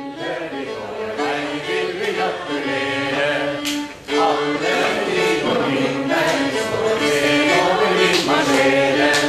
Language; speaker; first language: Norwegian; native; Norwegian